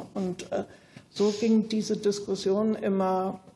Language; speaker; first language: German; native; German